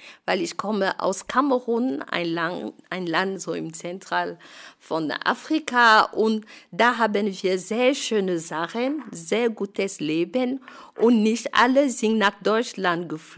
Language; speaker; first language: German; non-native, fluent; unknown